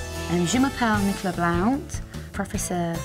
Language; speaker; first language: French; non-native, learner; English